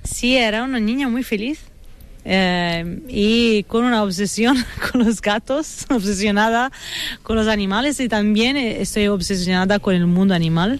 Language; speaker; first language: Spanish; non-native, fluent; Italian